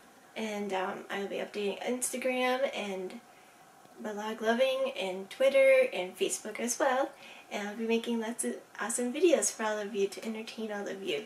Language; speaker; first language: English; native; English